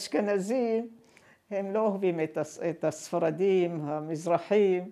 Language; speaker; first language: Hebrew; non-native, fluent; Arabic